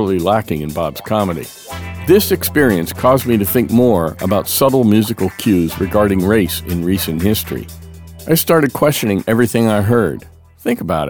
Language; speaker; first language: English; native; English